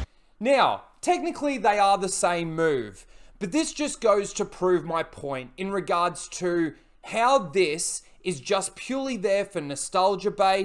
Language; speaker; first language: English; native; English